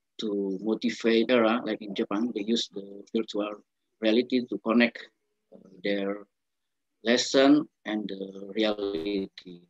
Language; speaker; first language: English; non-native, learner; Indonesian